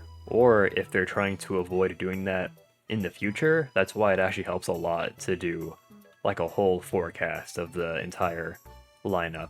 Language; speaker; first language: English; native; English